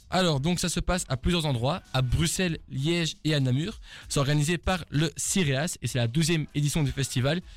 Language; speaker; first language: French; native; French